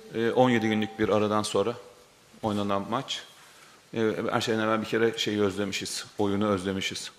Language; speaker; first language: Turkish; native; Turkish